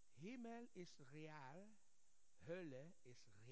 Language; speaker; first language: German; non-native, learner; English